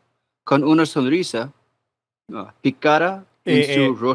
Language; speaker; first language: Spanish; non-native, learner; English